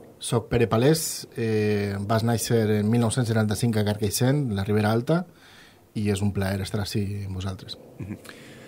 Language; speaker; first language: Catalan; native; Catalan